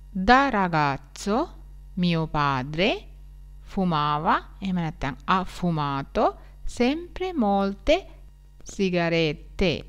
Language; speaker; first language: Italian; non-native, fluent; Sinhala